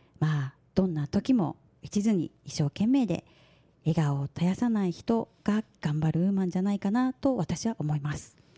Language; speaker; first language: Japanese; native; Japanese